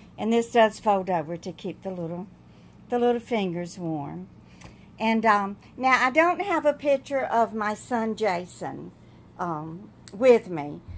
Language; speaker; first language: English; native; English